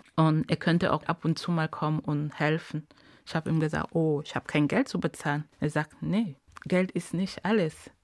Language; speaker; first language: German; non-native, fluent; Ghomala